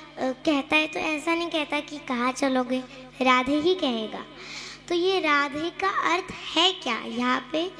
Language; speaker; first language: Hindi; non-native, local second language; Marathi